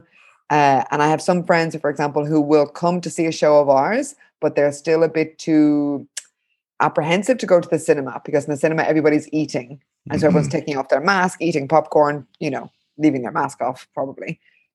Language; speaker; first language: English; native; English